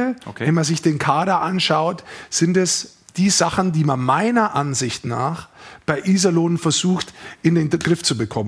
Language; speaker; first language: German; native; German